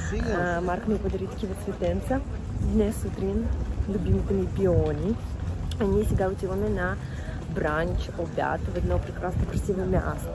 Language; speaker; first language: Bulgarian; non-native, fluent; Russian